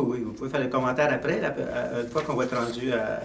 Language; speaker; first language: French; native; French